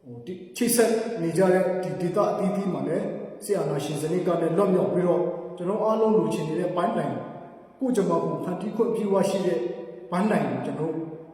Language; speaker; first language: Burmese; non-native, local second language; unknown